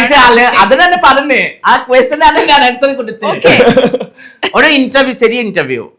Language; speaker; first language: Malayalam; non-native, local second language; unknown